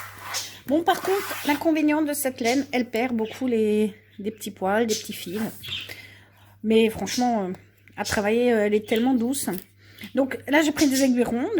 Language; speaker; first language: French; native; French